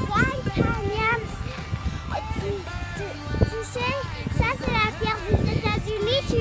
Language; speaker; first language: French; early bilingual, heritage; French